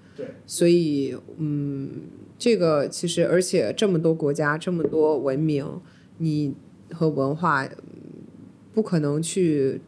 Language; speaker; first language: Chinese; early bilingual, heritage; Chinese